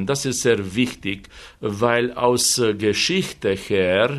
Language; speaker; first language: German; non-native, fluent; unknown